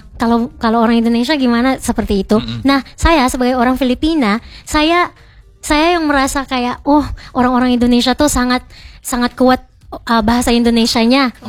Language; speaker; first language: Indonesian; non-native, fluent; Filipino